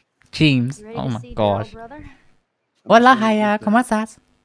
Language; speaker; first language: Spanish; non-native, learner; English